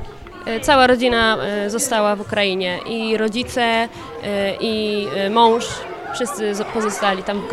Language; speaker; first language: Polish; non-native, local second language; Ukrainian